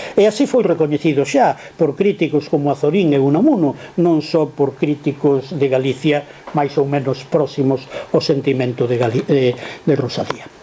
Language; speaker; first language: Galician; non-native, local second language; Spanish